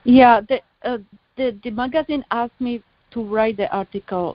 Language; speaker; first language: English; non-native, learner; Czech